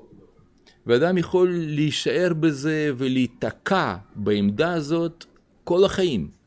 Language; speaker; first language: Hebrew; non-native, fluent; Russian